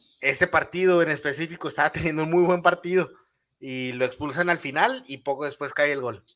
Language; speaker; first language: Spanish; native; Spanish